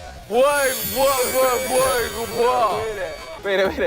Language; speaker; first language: Korean; native; Korean